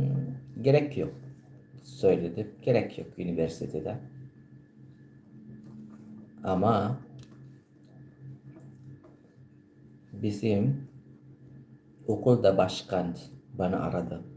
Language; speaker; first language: Turkish; non-native, learner; Filipino